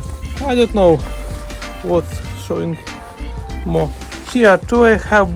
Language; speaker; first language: English; non-native, learner; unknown